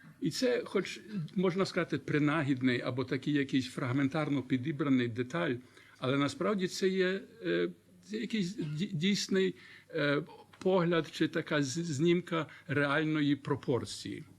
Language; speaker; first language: Ukrainian; early bilingual, heritage; Ukrainian